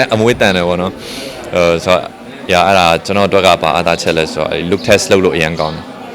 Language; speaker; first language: Burmese; native; Burmese